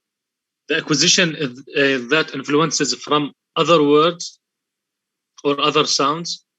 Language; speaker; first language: English; non-native, learner; Arabic